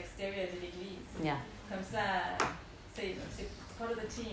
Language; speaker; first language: French; non-native, learner; English